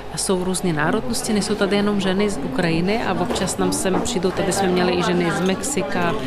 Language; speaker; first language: Czech; non-native, fluent; Ukrainian